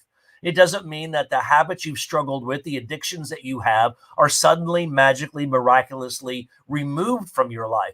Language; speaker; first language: English; native; English